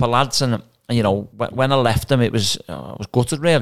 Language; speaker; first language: English; native; English